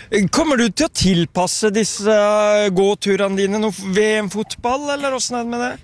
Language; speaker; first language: Norwegian; native; Norwegian